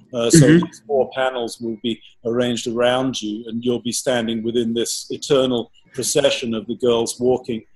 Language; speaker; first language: English; native; English